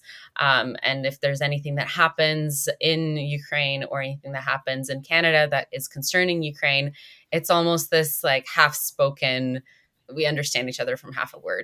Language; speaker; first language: English; native; English